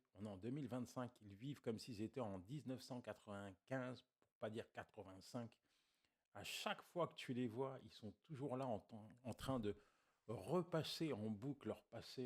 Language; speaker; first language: French; native; French